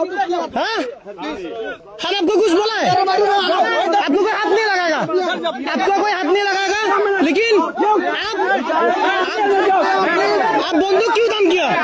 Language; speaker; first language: Hindi; non-native, learner; Bangla